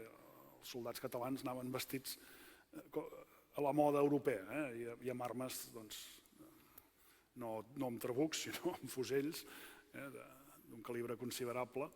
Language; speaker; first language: Catalan; native; Catalan